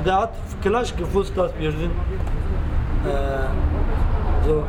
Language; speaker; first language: German; non-native, learner; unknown